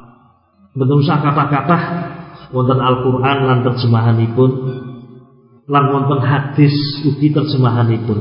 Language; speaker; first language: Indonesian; non-native, local second language; Javanese